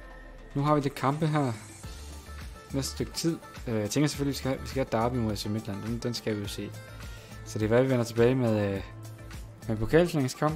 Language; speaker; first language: Danish; native; Danish